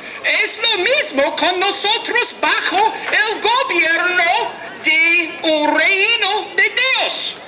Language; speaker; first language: Spanish; non-native, learner; English